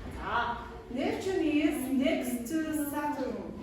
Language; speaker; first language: English; non-native, fluent; Mongolian